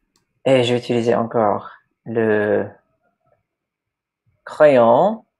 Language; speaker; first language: French; non-native, learner; English